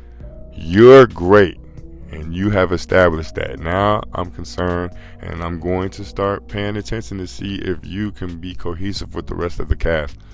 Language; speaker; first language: English; native; English